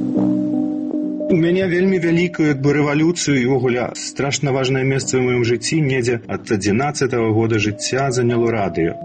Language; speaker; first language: Belarusian; non-native, local second language; Russian